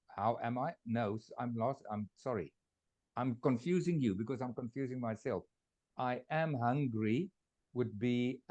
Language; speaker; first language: English; non-native, fluent; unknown